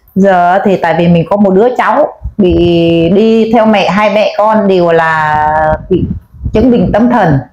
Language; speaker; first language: Vietnamese; non-native, local second language; Eastern Cham